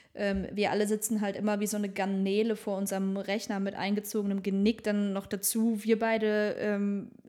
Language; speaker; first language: German; native; German